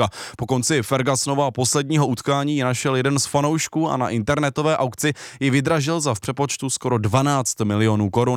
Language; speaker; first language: Czech; native; Czech